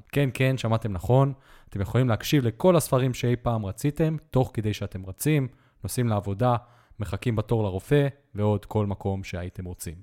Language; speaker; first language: Hebrew; native; Hebrew